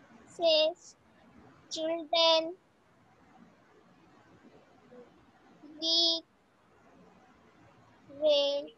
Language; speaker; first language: English; non-native, learner; Hindi